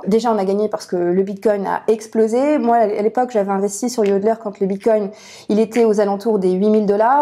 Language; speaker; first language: French; native; French